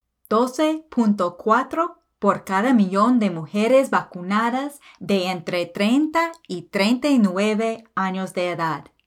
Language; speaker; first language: Spanish; non-native, fluent; English